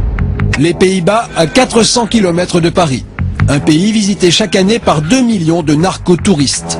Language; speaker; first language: French; native; French